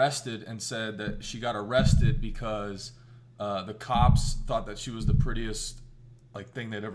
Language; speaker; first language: English; native; English